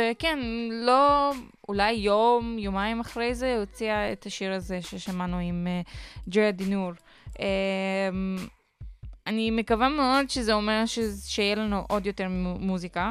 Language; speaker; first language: Hebrew; non-native, local second language; Arabic